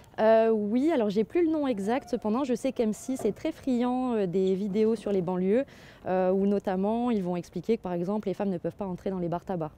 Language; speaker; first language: French; native; French